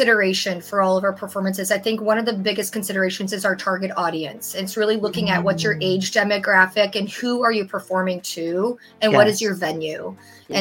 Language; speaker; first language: English; native; English